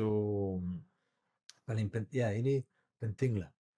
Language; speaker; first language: Indonesian; non-native, learner; Italian